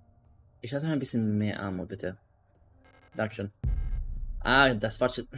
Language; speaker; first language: German; non-native, learner; English